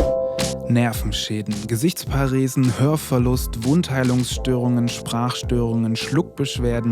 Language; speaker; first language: German; native; German